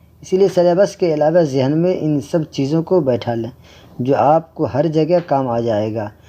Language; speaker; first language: Urdu; native; Urdu